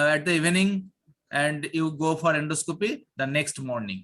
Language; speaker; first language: English; non-native, local second language; Bangla